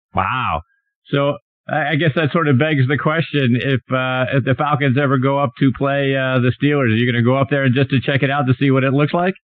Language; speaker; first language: English; native; English